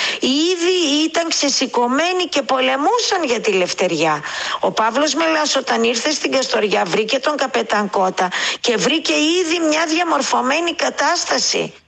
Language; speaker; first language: Greek; native; Greek